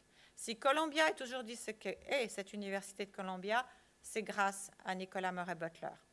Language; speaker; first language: French; native; French